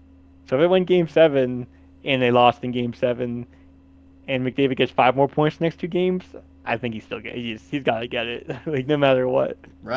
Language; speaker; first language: English; native; English